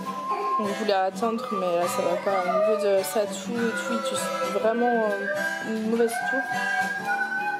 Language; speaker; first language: French; native; French